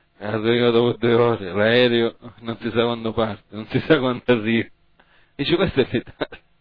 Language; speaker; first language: Italian; early bilingual, heritage; Italian